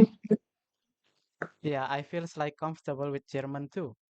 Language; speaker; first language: English; non-native, learner; Indonesian